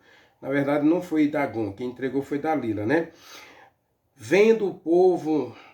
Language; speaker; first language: Portuguese; native; Portuguese